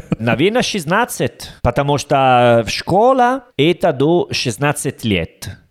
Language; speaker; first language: Russian; non-native, learner; Italian